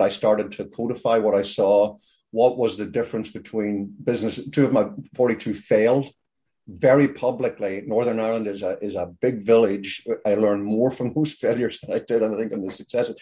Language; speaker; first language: English; native; English